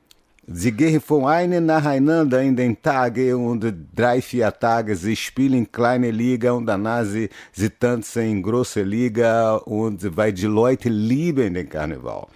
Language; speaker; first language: German; non-native, fluent; Portuguese